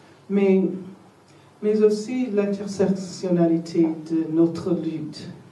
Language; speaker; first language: French; non-native, fluent; English